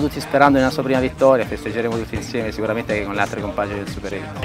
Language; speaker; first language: Italian; native; Italian